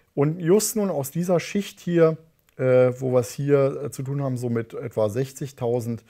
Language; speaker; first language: German; native; German